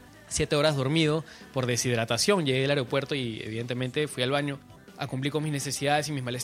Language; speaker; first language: Spanish; native; Spanish